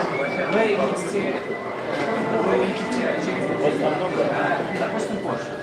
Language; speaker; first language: Russian; non-native, local second language; Uzbek